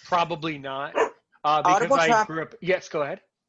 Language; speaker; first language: English; native; English